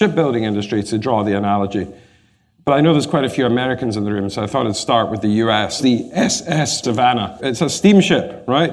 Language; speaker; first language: English; native; English